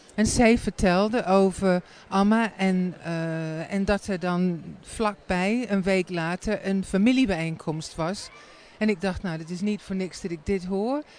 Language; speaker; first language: Dutch; non-native, fluent; English